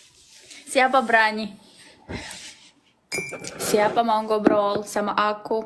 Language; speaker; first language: Indonesian; non-native, learner; Russian